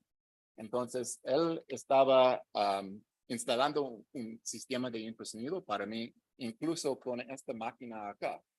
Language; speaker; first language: Spanish; non-native, fluent; English